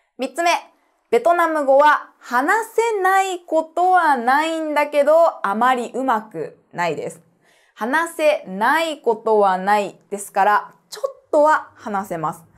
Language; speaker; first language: Japanese; native; Japanese